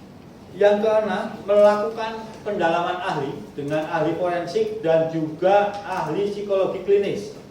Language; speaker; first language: Indonesian; native; Indonesian